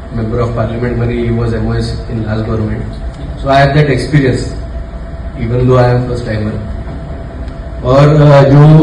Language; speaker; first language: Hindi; non-native, local second language; Marathi